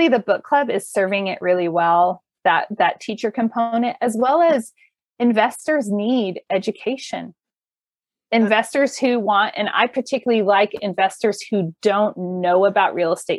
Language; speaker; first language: English; native; English